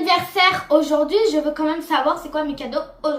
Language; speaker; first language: French; native; French